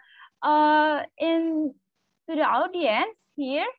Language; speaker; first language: English; non-native, learner; Malay